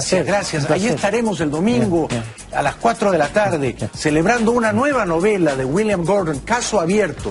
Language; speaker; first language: Spanish; native; Spanish